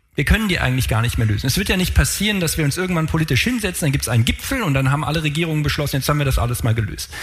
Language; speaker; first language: German; native; German